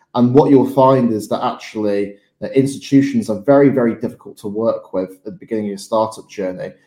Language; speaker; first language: English; native; English